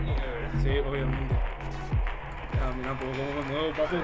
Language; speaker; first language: Spanish; native; Spanish